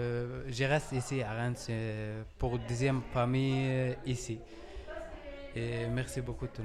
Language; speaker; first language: French; non-native, learner; Arabic